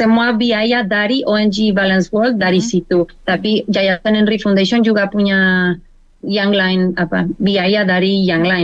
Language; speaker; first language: Indonesian; non-native, learner; Spanish